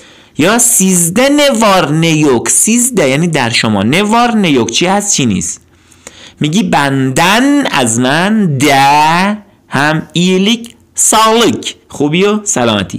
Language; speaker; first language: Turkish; non-native, fluent; Persian